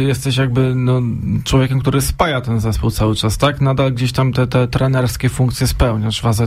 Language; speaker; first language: Polish; native; Polish